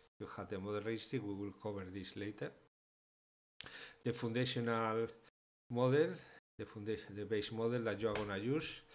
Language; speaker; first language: English; non-native, fluent; Spanish